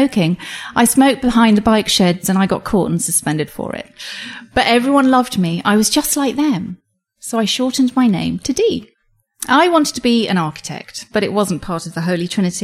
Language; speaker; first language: English; native; English